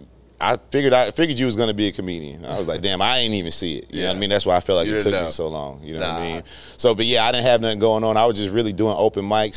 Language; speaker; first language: English; native; English